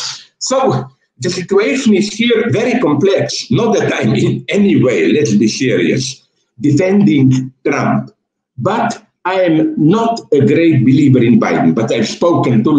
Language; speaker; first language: English; non-native, fluent; Slovenian